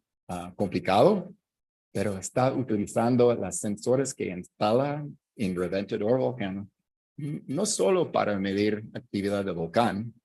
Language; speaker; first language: Spanish; non-native, fluent; English